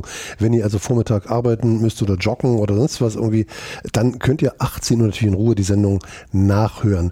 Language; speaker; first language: German; native; German